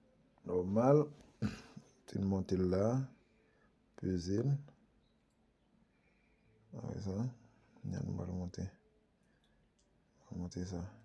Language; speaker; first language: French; non-native, local second language; Haitian Creole